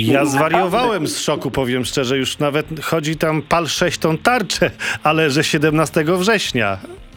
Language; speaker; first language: Polish; native; Polish